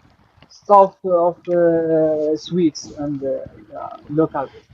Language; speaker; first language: English; non-native, learner; Arabic